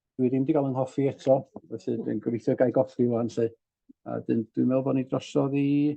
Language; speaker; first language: Welsh; native; Welsh